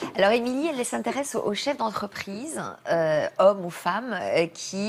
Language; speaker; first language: French; native; French